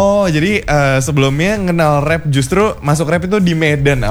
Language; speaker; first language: Indonesian; native; Indonesian